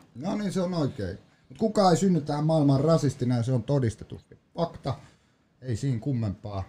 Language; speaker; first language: Finnish; native; Finnish